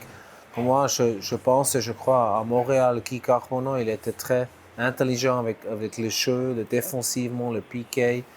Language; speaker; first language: French; non-native, local second language; German